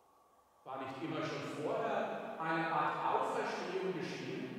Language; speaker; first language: German; native; German